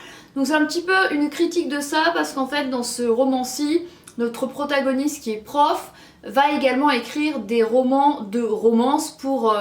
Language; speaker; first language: French; native; French